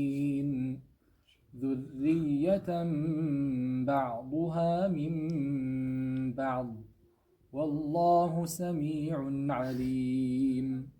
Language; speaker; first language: Arabic; native; Arabic